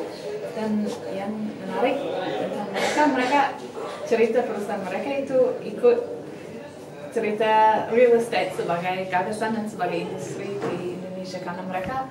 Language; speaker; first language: Indonesian; non-native, fluent; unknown